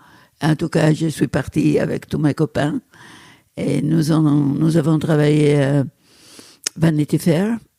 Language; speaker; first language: French; non-native, fluent; Italian